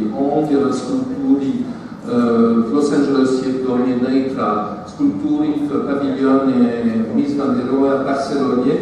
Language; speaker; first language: Russian; non-native, fluent; French